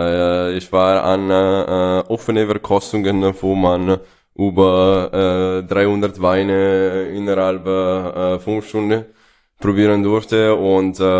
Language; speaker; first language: German; non-native, fluent; Italian